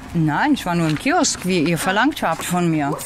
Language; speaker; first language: German; native; German